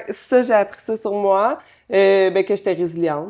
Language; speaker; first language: French; native; French